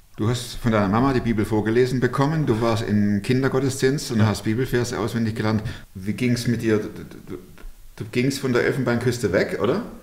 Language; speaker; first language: German; native; German